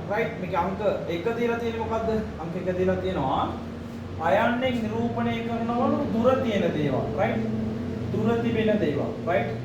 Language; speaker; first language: Sinhala; non-native, local second language; Tamil